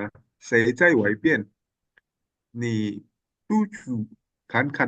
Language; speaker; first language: Chinese; non-native, learner; Indonesian